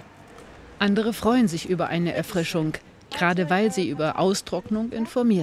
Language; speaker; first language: German; native; German